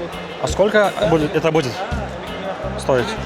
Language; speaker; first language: Russian; non-native, learner; Lithuanian